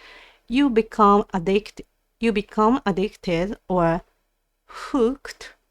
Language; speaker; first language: English; non-native, learner; Japanese